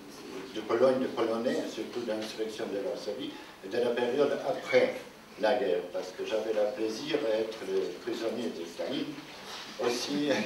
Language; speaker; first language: French; non-native, fluent; Polish